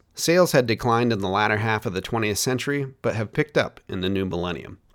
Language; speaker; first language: English; native; English